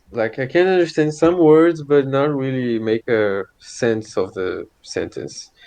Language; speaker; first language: English; non-native, fluent; Portuguese